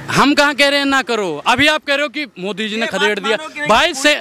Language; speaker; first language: Hindi; native; Hindi